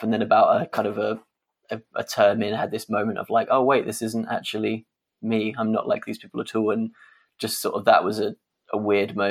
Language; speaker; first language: English; native; English